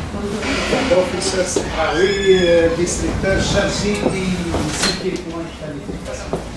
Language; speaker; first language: French; non-native, local second language; Arabic